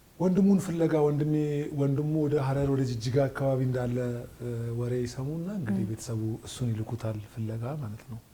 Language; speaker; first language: Amharic; native; Amharic